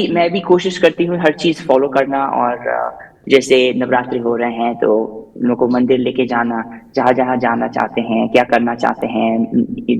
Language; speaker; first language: Hindi; non-native, fluent; English